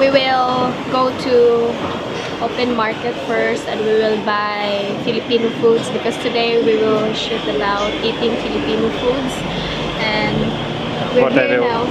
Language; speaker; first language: English; non-native, learner; Cebuano